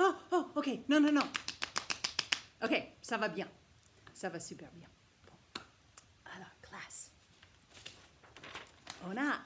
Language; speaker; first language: French; non-native, fluent; English